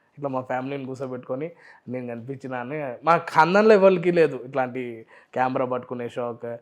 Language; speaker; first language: Telugu; non-native, local second language; Urdu